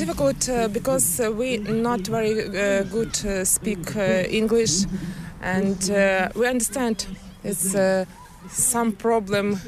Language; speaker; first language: English; non-native, learner; Ukrainian